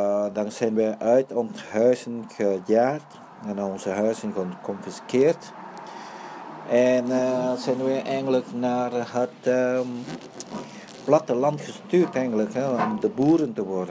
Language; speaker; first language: Dutch; early bilingual, other home language; Vietnamese